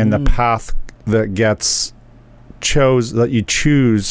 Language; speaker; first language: English; native; English